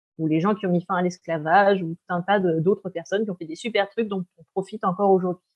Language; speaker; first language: French; native; French